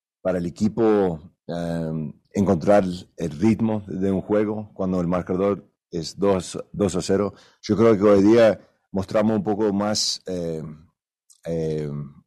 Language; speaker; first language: Spanish; early bilingual, other home language; English